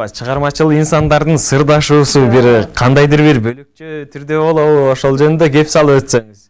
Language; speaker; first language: Kyrgyz; native; Kyrgyz